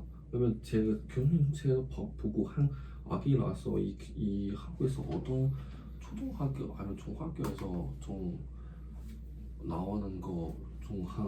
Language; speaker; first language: Korean; non-native, learner; Chinese